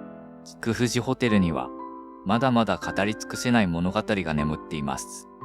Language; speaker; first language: Japanese; native; Japanese